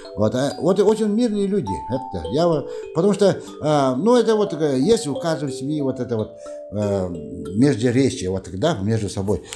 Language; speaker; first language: Russian; non-native, local second language; Yakut